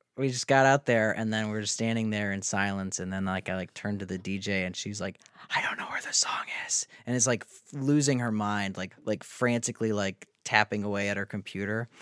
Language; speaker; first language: English; native; English